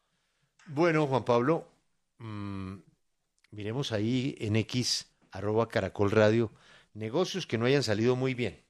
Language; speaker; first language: Spanish; native; Spanish